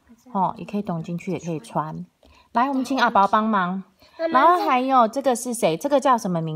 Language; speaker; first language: Chinese; native; Chinese